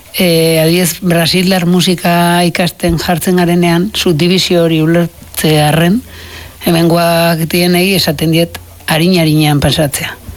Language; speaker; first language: Basque; native; Basque